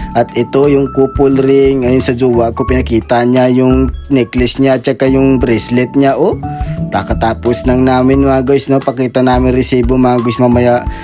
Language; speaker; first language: Filipino; native; Filipino